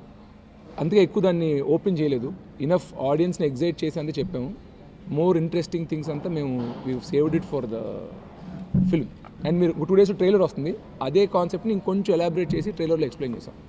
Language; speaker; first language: Telugu; native; Telugu